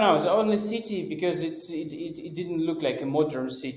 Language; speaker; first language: English; non-native, fluent; Russian